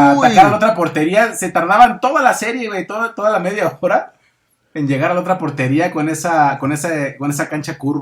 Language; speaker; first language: Spanish; native; Spanish